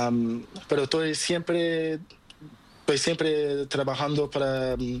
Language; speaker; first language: Spanish; non-native, learner; Portuguese